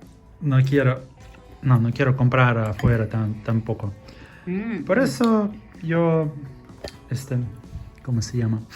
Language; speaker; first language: Spanish; non-native, learner; Russian